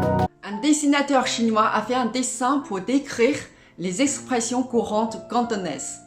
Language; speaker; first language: French; non-native, fluent; Cantonese